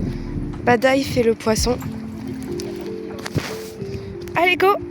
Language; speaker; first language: French; native; French